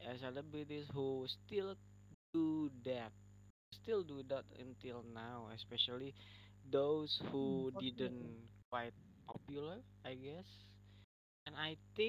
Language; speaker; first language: English; non-native, learner; Indonesian